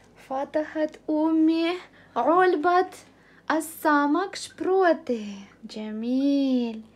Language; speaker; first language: Arabic; non-native, fluent; Ukrainian